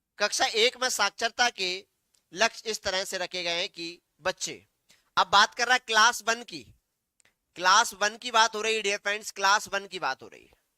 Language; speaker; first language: Hindi; native; Hindi